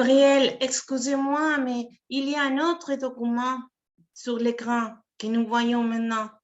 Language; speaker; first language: French; non-native, fluent; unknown